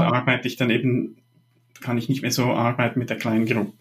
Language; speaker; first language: German; native; German